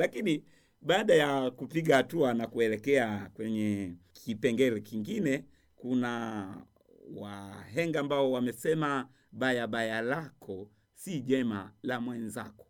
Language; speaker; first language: Swahili; non-native, local second language; Rundi